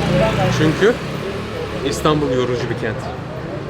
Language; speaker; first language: Turkish; native; Turkish